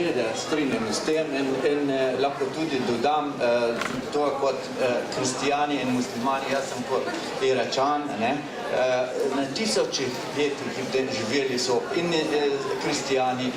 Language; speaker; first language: Slovenian; non-native, local second language; Arabic